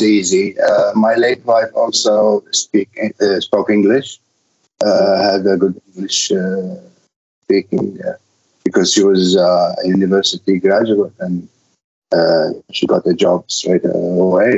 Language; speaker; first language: English; non-native, fluent; Arabic